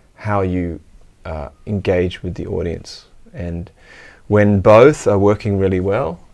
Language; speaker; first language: English; native; English